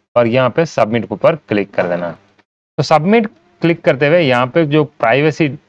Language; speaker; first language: Hindi; non-native, local second language; Tamil